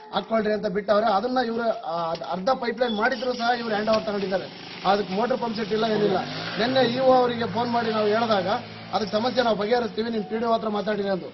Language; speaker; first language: Kannada; non-native, local second language; Lambadi